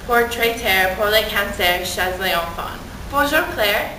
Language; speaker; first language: French; non-native, learner; English